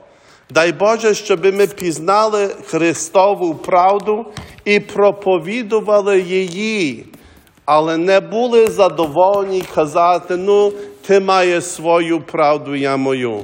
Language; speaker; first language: Ukrainian; early bilingual, heritage; Ukrainian